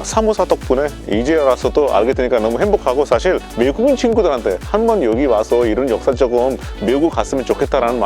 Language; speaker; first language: Korean; non-native, fluent; Hindi